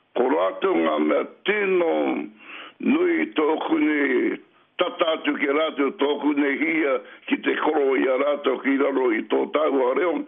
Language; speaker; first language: Māori; native; Māori